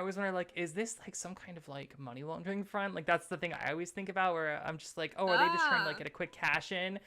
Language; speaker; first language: English; native; English